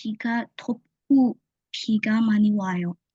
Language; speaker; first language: Korean; non-native, learner; Indonesian